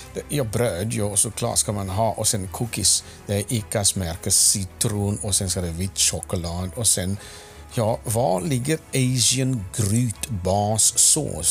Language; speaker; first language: Swedish; non-native, fluent; Afrikaans